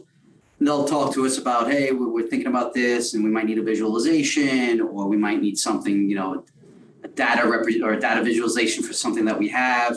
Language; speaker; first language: English; native; English